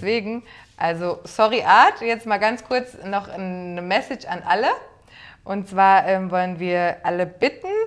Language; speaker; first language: German; native; German